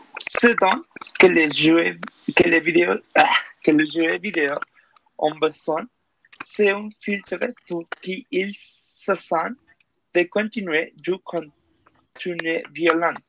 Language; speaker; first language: French; non-native, learner; Spanish